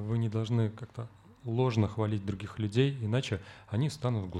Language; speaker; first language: Russian; native; Russian